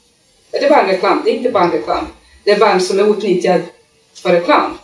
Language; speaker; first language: Swedish; non-native, learner; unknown